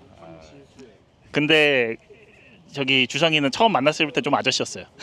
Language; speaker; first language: Korean; native; Korean